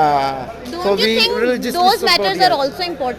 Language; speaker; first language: English; non-native, local second language; Urdu